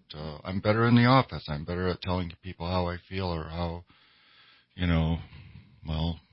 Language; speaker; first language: English; native; English